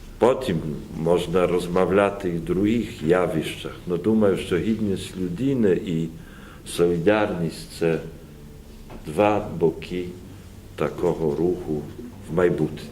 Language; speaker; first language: Ukrainian; non-native, learner; Polish